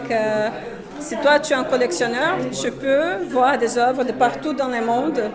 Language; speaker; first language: French; non-native, fluent; Portuguese